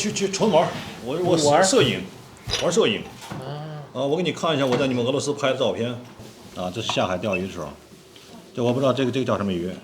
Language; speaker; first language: Chinese; native; Chinese